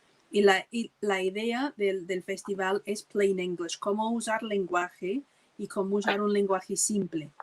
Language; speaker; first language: Spanish; non-native, fluent; English